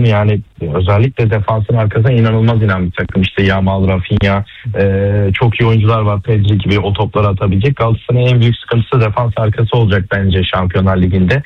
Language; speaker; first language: Turkish; native; Turkish